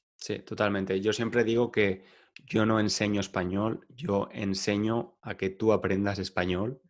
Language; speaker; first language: Spanish; native; Spanish